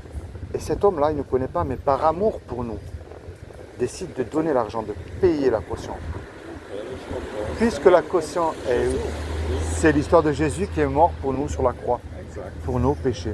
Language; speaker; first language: French; native; French